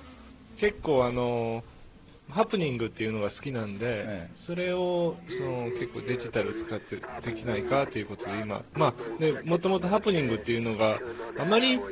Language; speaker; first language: Japanese; native; Japanese